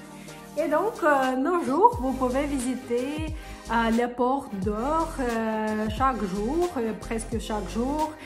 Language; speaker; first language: French; non-native, fluent; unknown